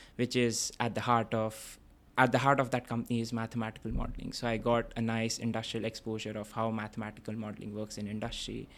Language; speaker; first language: English; non-native, local second language; Bangla